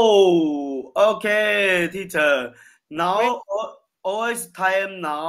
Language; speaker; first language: English; non-native, learner; Chinese